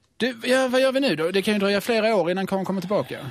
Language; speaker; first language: Swedish; native; Swedish